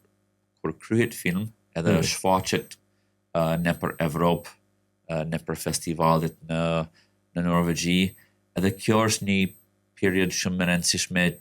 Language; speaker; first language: Albanian; non-native, fluent; English